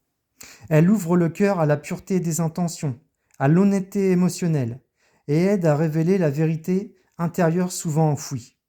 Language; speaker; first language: French; native; French